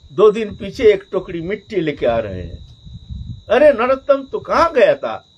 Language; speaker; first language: Hindi; non-native, local second language; Bangla